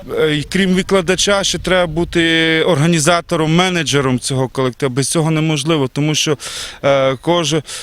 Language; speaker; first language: Ukrainian; non-native, local second language; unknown